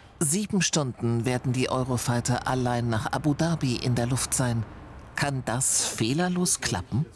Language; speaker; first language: German; native; German